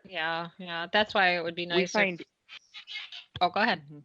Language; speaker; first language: English; native; English